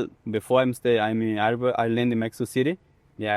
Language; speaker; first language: English; non-native, learner; Portuguese